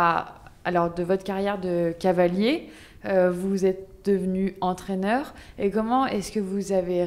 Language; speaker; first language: French; native; French